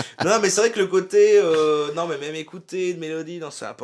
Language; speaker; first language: French; native; French